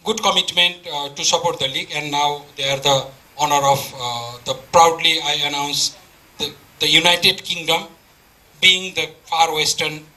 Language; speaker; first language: English; non-native, local second language; Nepali